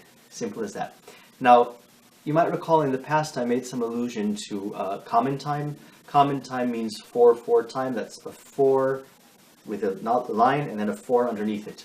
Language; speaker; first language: English; native; English